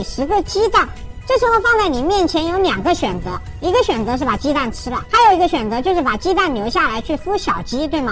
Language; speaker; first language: Chinese; native; Chinese